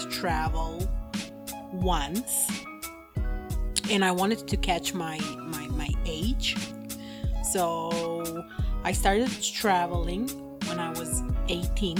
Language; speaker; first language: English; non-native, fluent; Slovenian